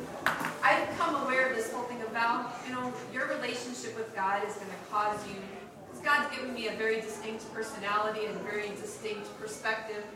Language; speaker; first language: English; native; English